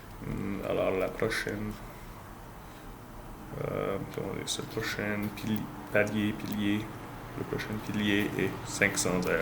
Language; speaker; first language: French; non-native, learner; English